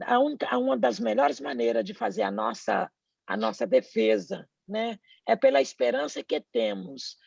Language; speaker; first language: Portuguese; native; Portuguese